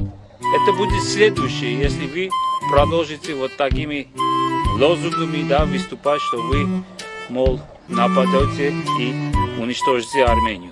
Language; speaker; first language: Russian; non-native, fluent; Armenian